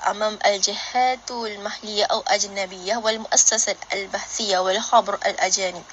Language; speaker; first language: Arabic; non-native, learner; Malay